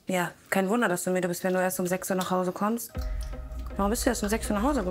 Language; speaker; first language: German; native; German